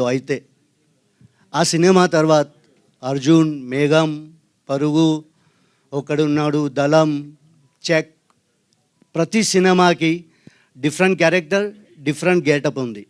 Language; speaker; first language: Telugu; non-native, learner; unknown